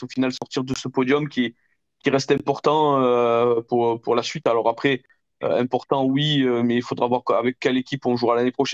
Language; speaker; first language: French; native; French